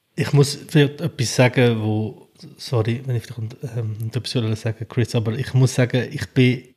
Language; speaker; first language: German; early bilingual, other home language; Albanian